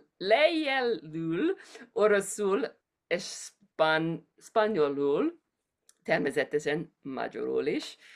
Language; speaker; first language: Hungarian; non-native, learner; English